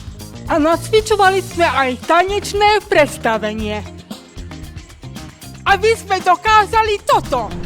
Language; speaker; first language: Slovak; non-native, local second language; Hungarian